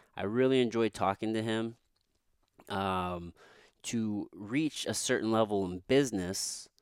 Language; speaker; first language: English; native; English